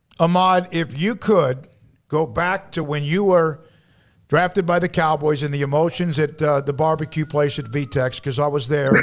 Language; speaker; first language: English; native; English